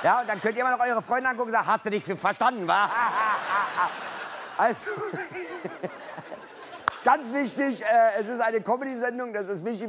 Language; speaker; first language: German; native; German